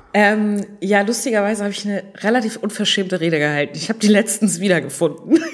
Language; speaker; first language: German; early bilingual, other home language; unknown